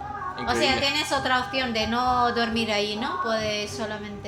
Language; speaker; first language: Spanish; non-native, fluent; Filipino